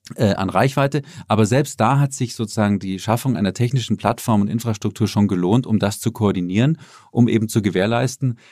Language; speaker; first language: German; native; German